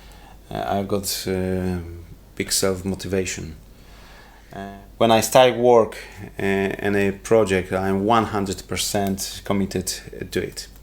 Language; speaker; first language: English; non-native, learner; Polish